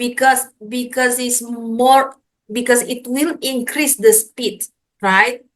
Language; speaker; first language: English; non-native, fluent; Indonesian